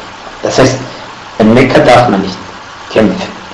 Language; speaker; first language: German; non-native, fluent; Arabic